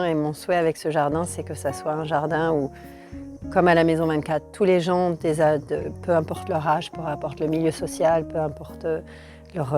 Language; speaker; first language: French; native; French